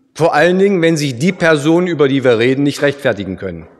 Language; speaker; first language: German; native; German